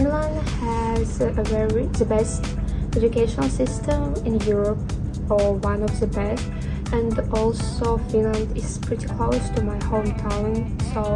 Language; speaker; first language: English; non-native, learner; Russian